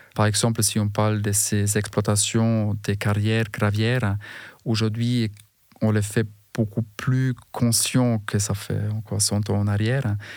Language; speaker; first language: French; non-native, fluent; German